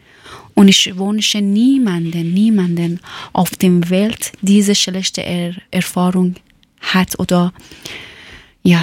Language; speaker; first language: German; non-native, learner; Persian